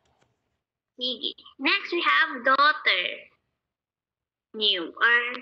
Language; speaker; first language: English; non-native, local second language; Filipino